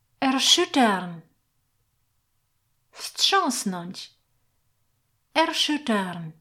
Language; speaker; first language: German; non-native, fluent; Polish